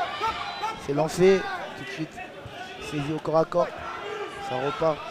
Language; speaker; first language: French; native; French